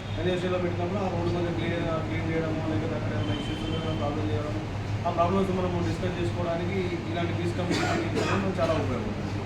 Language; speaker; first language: Telugu; native; Telugu